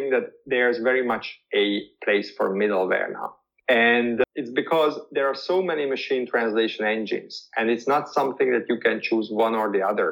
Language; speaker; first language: English; non-native, fluent; Hungarian